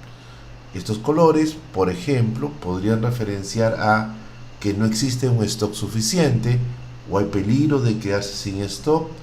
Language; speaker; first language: Spanish; native; Spanish